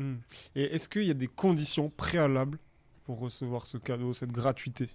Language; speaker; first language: French; native; French